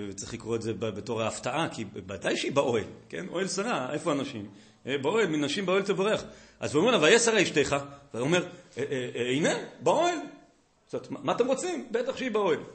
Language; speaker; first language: Hebrew; native; Hebrew